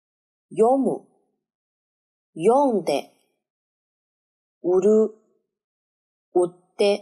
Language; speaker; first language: Japanese; non-native, learner; Chinese